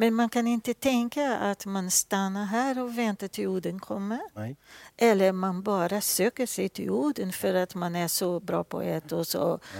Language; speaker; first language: Swedish; non-native, fluent; Portuguese